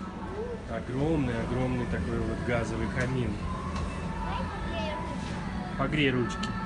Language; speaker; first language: Russian; native; Russian